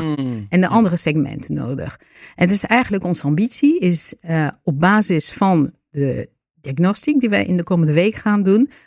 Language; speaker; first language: Dutch; non-native, fluent; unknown